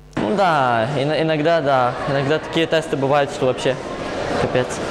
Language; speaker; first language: Russian; early bilingual, other home language; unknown